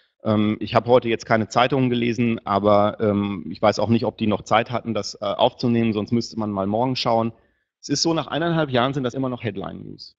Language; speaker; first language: German; native; German